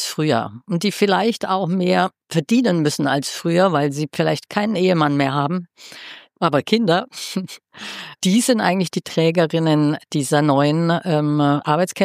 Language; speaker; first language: German; native; German